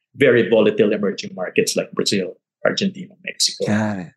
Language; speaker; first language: English; non-native, local second language; Filipino